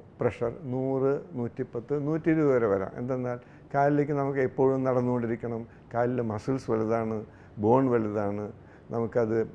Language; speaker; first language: Malayalam; native; Malayalam